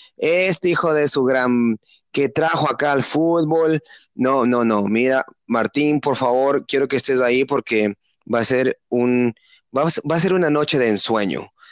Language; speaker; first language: Spanish; native; Spanish